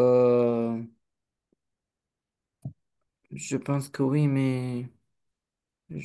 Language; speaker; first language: French; non-native, learner; Romanian